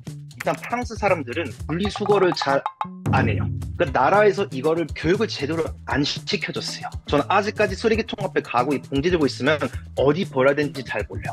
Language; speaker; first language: Korean; non-native, fluent; French